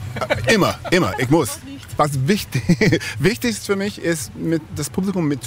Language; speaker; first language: German; non-native, learner; English